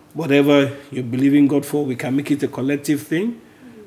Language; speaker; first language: English; non-native, local second language; Yoruba